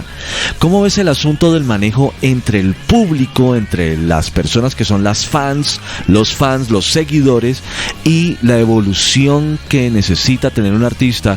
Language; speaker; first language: Spanish; native; Spanish